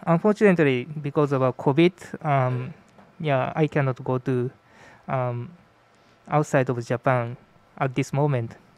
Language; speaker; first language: English; non-native, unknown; Japanese